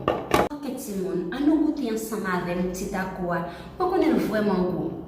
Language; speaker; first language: French; early bilingual, heritage; Haitian Creole